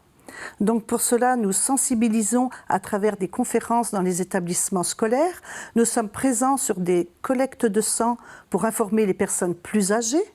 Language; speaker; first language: French; native; French